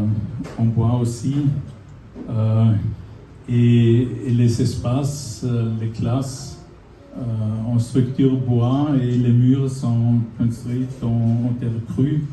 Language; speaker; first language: French; non-native, fluent; German